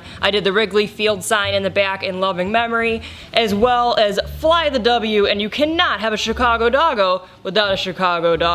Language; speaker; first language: English; native; English